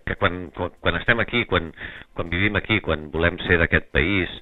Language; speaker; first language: Catalan; non-native, local second language; Spanish